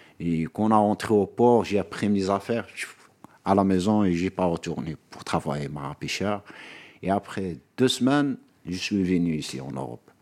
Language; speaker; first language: French; non-native, local second language; Arabic